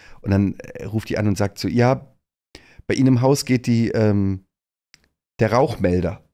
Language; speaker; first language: German; native; German